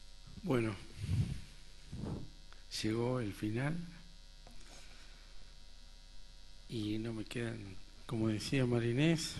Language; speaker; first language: Spanish; native; Spanish